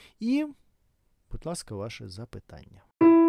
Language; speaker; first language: Ukrainian; non-native, fluent; Russian